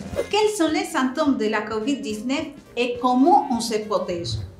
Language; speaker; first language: Spanish; native; Spanish